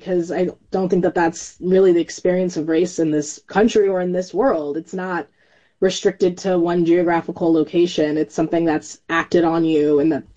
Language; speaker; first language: English; native; English